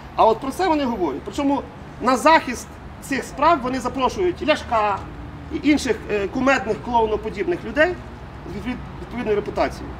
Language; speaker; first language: Ukrainian; native; Ukrainian